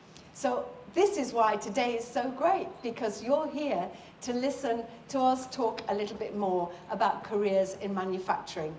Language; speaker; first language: English; native; English